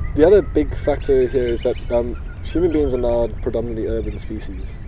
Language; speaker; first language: English; native; English